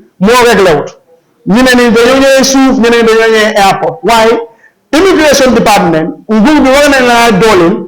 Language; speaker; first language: Wolof; non-native, local second language; Jola-Fonyi